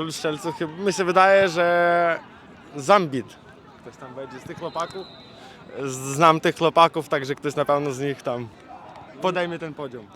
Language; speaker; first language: Polish; non-native, learner; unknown